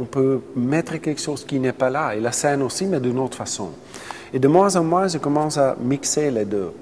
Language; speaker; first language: French; non-native, local second language; Dutch